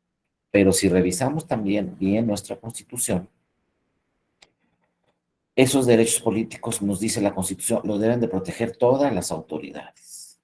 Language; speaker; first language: Spanish; native; Spanish